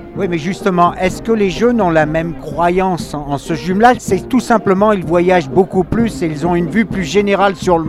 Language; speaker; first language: French; native; French